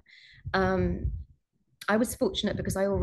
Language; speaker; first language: English; native; English